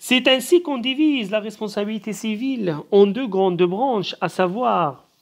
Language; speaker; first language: French; non-native, local second language; Arabic